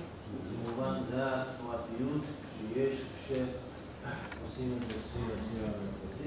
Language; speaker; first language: Hebrew; non-native, fluent; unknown